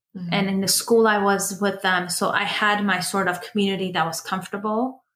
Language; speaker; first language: English; early bilingual, other home language; Persian